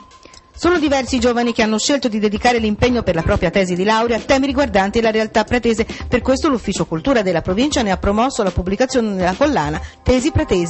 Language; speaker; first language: Italian; native; Italian